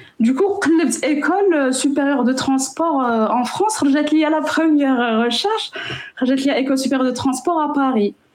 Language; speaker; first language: French; non-native, local second language; Arabic